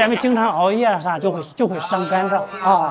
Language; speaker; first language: Chinese; native; Chinese